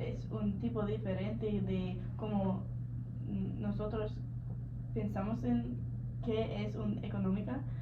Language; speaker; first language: Spanish; non-native, learner; English